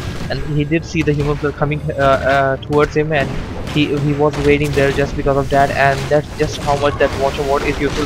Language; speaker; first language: English; non-native, fluent; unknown